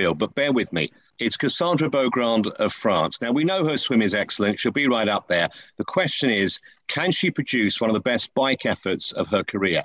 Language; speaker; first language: English; native; English